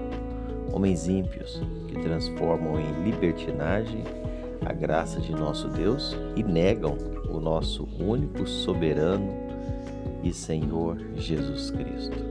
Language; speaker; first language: Portuguese; native; Portuguese